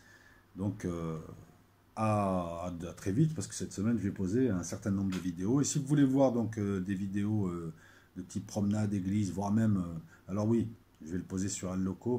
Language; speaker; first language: French; native; French